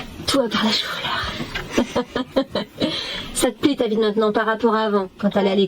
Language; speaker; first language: French; native; French